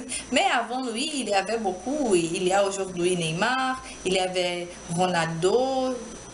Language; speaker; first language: French; non-native, learner; Portuguese